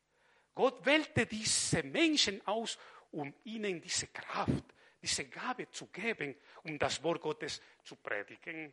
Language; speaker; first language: German; non-native, fluent; Spanish